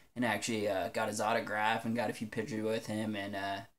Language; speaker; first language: English; native; English